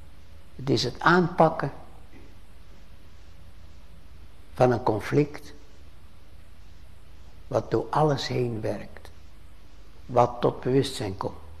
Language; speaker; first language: Dutch; native; Dutch